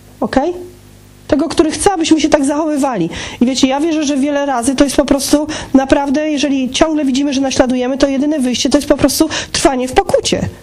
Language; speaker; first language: Polish; native; Polish